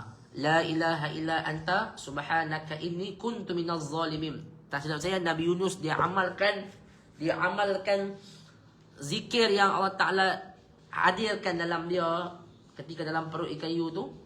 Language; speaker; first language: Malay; native; Malay